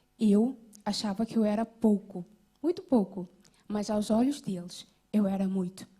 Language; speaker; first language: Portuguese; non-native, local second language; Kabuverdianu